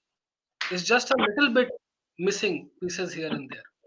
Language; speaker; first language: English; non-native, local second language; Hindi